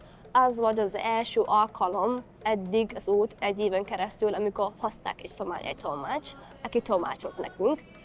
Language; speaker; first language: Hungarian; non-native, fluent; Somali